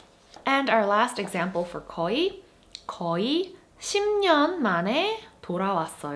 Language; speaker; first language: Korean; non-native, fluent; English